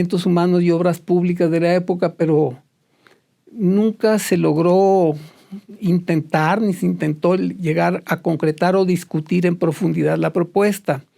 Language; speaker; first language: Spanish; native; Spanish